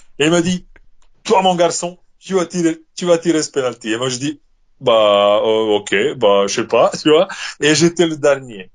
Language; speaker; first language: French; non-native, fluent; Serbian